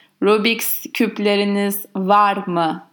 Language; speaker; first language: Turkish; non-native, learner; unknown